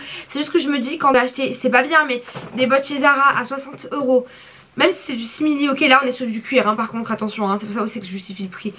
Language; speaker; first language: French; native; French